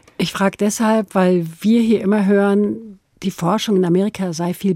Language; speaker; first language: German; native; German